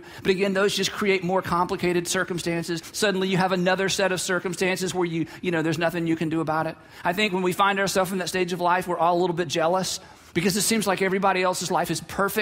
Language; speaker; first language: English; native; English